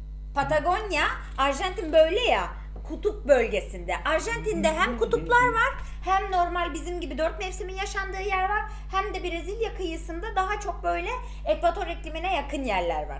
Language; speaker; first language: Turkish; native; Turkish